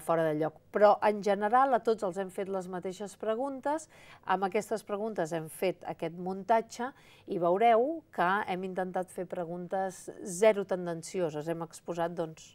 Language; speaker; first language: Catalan; native; Catalan